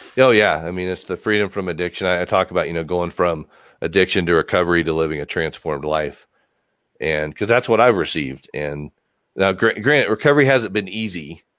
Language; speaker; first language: English; native; English